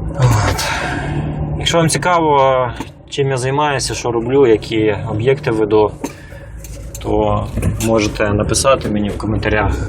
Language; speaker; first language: Ukrainian; native; Ukrainian